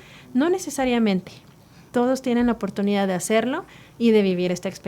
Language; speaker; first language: Spanish; native; Spanish